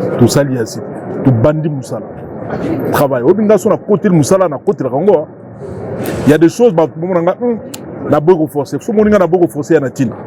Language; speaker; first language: Lingala; native; Lingala